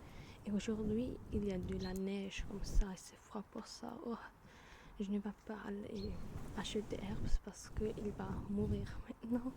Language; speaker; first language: French; non-native, learner; German